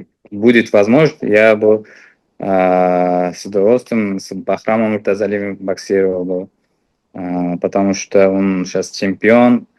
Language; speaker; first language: Russian; non-native, fluent; Uzbek